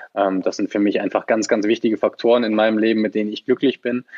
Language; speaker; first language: German; native; German